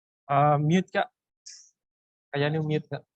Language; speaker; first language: Indonesian; native; Indonesian